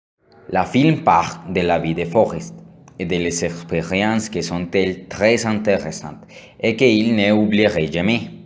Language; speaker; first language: French; non-native, learner; Spanish